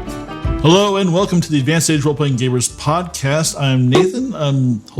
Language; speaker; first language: English; native; English